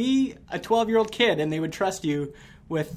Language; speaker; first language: English; native; English